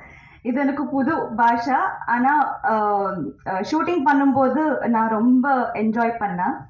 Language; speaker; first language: Tamil; non-native, learner; Telugu